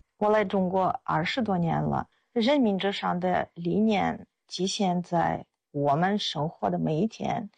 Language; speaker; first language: Chinese; non-native, fluent; Russian